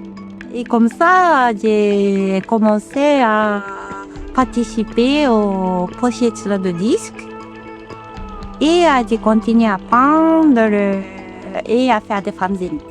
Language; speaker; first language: French; non-native, fluent; Japanese